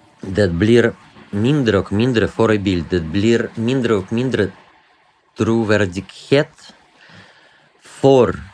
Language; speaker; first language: Swedish; non-native, fluent; Russian